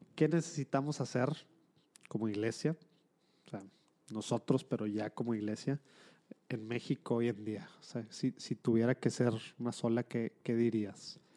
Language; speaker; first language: Spanish; native; Spanish